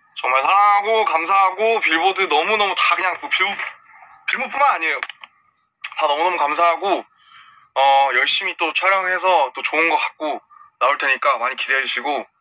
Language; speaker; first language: Korean; native; Korean